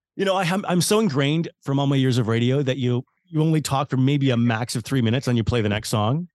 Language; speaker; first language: English; native; English